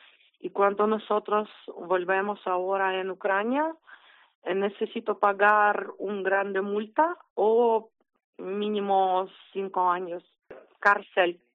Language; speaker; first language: Spanish; non-native, learner; Ukrainian